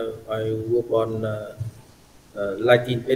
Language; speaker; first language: English; non-native, learner; Vietnamese